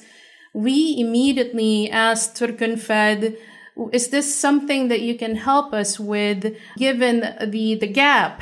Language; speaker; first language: English; non-native, local second language; Filipino